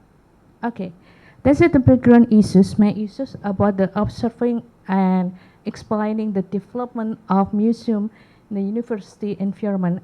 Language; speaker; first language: English; non-native, learner; Indonesian